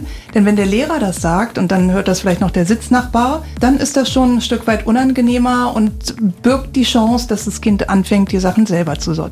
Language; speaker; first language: German; native; German